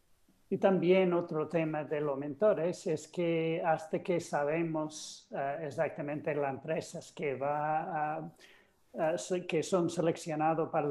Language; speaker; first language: Spanish; non-native, fluent; English